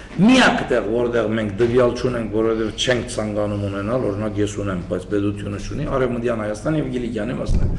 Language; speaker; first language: Armenian; early bilingual, heritage; Armenian